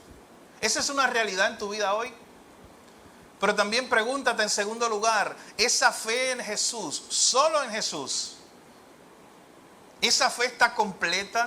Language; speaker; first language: Spanish; native; Spanish